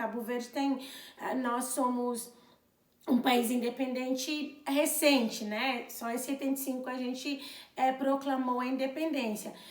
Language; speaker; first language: Portuguese; non-native, local second language; Kabuverdianu